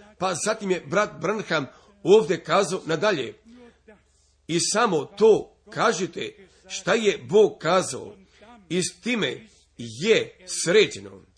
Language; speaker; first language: Serbian; early bilingual, heritage; Serbian